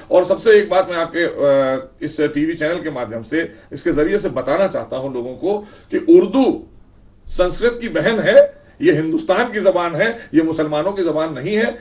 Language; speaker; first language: Hindi; native; Hindi